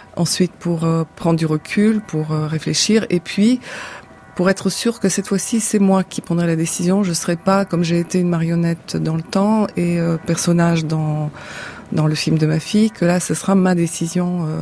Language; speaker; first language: French; non-native, fluent; Bulgarian